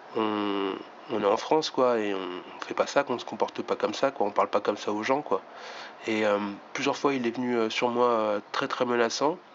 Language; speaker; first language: French; native; French